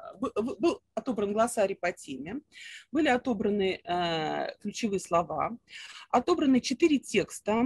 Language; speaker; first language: Russian; native; Russian